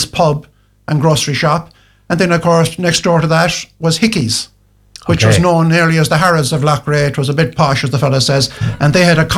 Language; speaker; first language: English; native; English